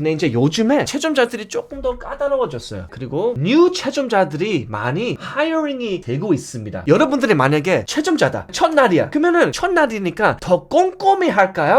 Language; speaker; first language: Korean; early bilingual, other home language; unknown